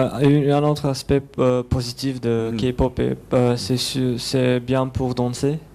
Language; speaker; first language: French; non-native, learner; Serbian